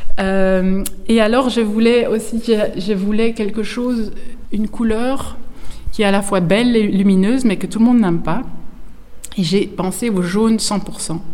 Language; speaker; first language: French; native; French